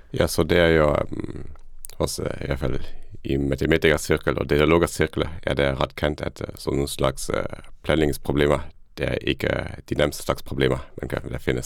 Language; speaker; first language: Danish; non-native, fluent; Luxembourgish